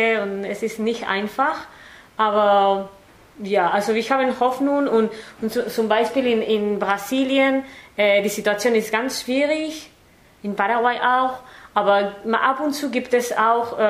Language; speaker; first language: German; non-native, fluent; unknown